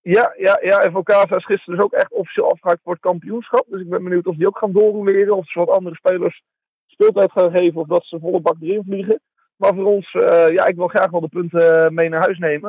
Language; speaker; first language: Dutch; native; Dutch